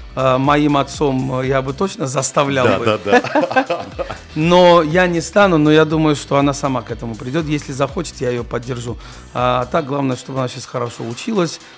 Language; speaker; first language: Russian; non-native, fluent; Georgian